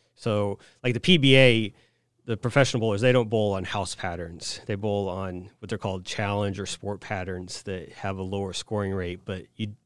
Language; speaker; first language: English; native; English